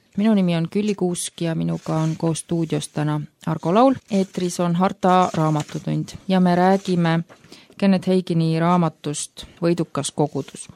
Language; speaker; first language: Estonian; native; Estonian